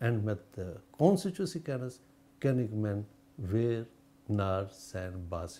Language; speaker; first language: Dutch; non-native, fluent; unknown